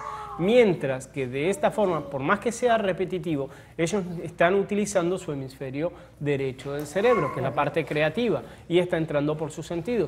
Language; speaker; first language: Spanish; native; Spanish